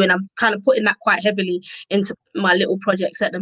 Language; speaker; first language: English; native; English